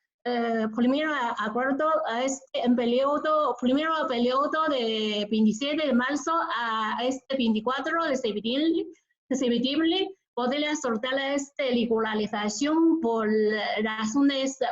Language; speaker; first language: Spanish; non-native, learner; Chinese